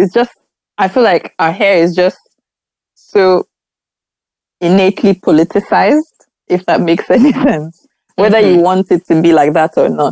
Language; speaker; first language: English; non-native, local second language; Igbo